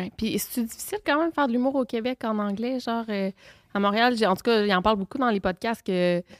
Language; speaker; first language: French; native; French